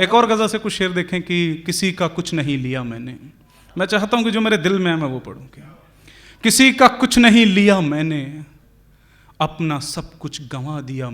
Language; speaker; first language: Hindi; native; Hindi